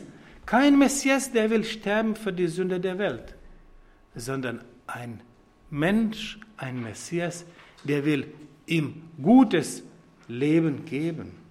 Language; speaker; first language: German; non-native, fluent; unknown